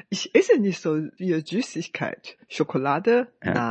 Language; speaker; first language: German; non-native, fluent; Chinese